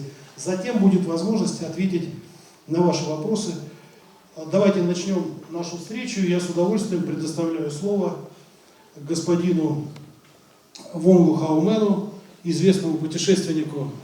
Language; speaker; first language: Russian; native; Russian